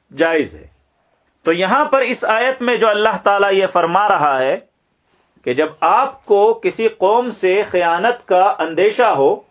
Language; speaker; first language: Urdu; non-native, local second language; Pashto